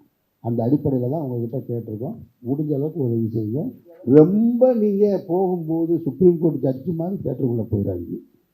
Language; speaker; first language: Tamil; native; Tamil